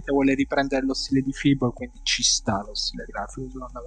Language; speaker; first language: Italian; native; Italian